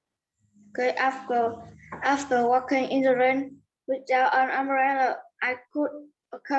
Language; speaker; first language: English; non-native, learner; Vietnamese